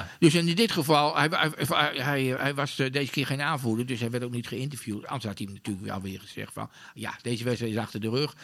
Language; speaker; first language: Dutch; native; Dutch